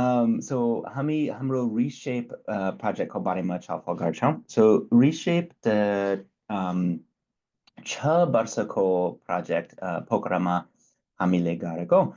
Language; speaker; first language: Nepali; non-native, fluent; English